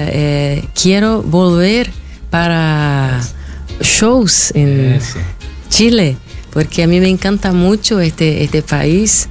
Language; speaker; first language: Spanish; non-native, fluent; Portuguese